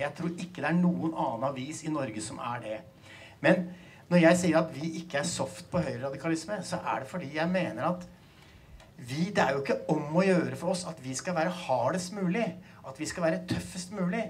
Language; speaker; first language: Norwegian; native; Norwegian